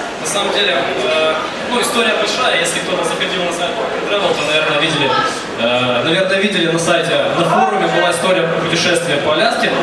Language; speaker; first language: Russian; native; Russian